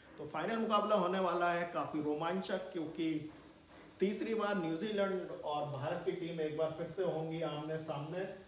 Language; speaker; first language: Hindi; native; Hindi